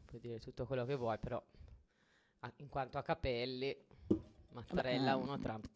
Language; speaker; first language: Italian; native; Italian